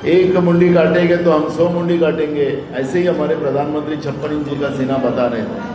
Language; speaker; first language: Hindi; non-native, local second language; Marathi